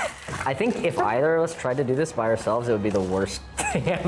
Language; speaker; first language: English; native; English